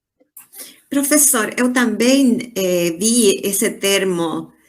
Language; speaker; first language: Portuguese; non-native, fluent; Spanish